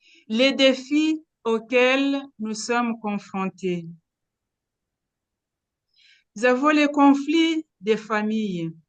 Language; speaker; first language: French; non-native, local second language; Kinyarwanda